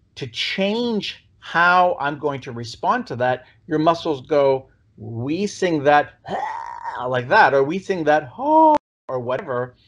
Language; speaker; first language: English; native; English